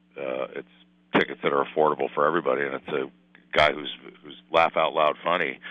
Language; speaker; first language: English; native; English